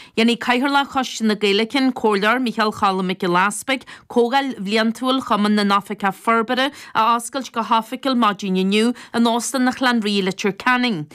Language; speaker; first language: Irish; native; Irish